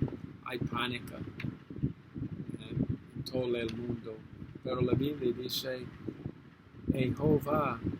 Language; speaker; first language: Spanish; non-native, learner; English